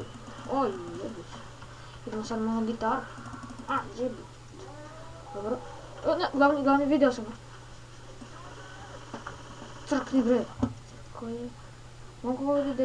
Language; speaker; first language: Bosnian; early bilingual, heritage; Bosnian